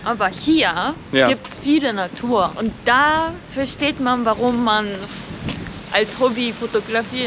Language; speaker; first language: German; non-native, learner; Japanese